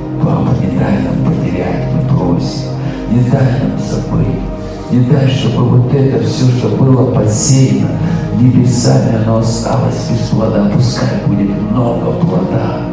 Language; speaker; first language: Russian; native; Russian